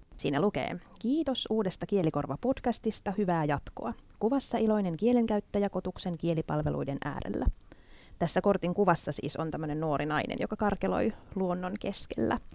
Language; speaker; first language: Finnish; native; Finnish